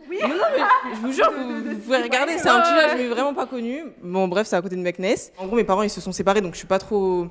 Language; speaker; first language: French; native; French